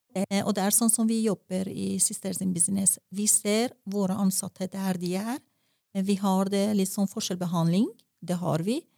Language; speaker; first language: Norwegian; non-native, fluent; Persian